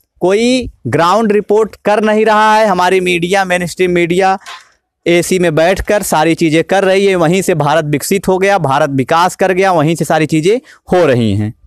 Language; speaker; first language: Hindi; native; Hindi